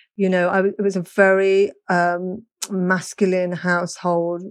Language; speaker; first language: English; native; English